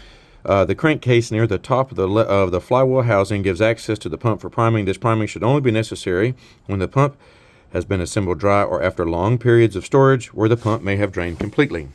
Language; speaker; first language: English; native; English